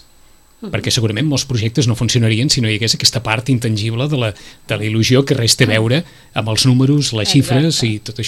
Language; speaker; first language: Catalan; native; Catalan